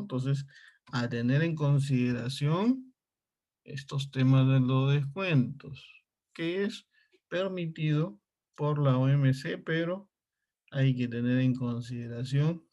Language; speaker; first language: Spanish; native; Spanish